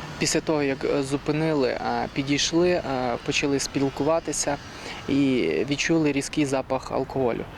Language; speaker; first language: Ukrainian; native; Ukrainian